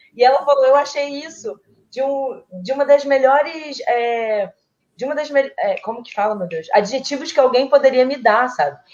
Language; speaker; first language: Portuguese; early bilingual, other home language; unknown